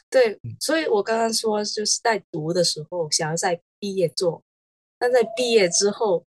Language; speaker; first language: Chinese; non-native, local second language; Cantonese